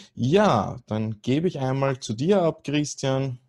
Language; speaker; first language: German; native; German